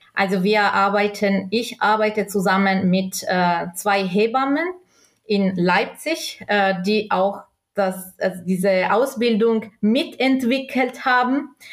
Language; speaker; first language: German; non-native, local second language; Italian